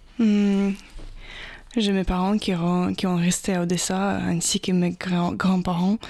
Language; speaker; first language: French; non-native, fluent; Russian